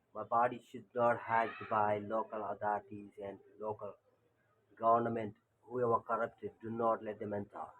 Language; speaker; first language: English; non-native, local second language; Telugu